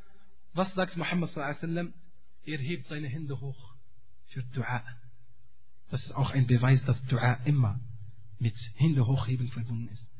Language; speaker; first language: German; non-native, fluent; Arabic